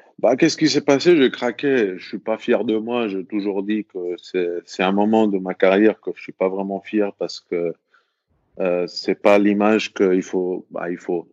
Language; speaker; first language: French; non-native, fluent; Greek